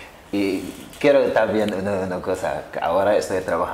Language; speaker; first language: Spanish; non-native, learner; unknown